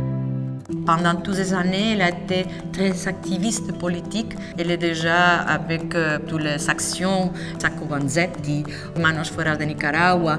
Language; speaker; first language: French; non-native, fluent; Spanish